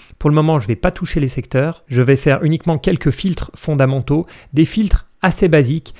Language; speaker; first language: French; native; French